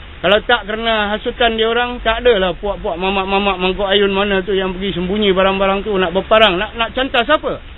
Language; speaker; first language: Malay; native; Malay